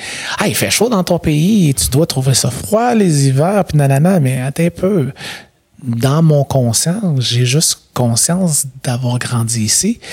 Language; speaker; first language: French; native; French